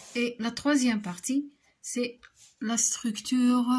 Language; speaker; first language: French; non-native, local second language; Arabic